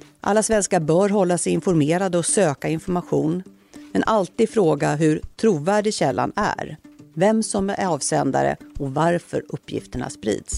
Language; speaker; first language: Swedish; native; Swedish